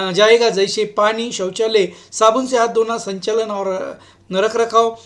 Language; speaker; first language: Hindi; non-native, local second language; Marathi